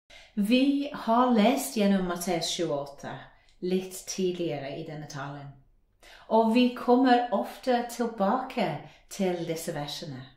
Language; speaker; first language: Norwegian; non-native, fluent; English